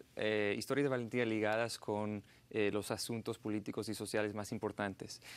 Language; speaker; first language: Spanish; non-native, fluent; English